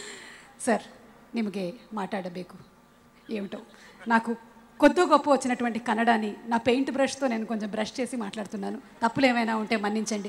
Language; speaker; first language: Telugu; native; Telugu